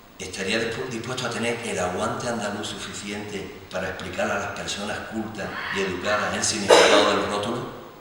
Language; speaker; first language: Spanish; native; Spanish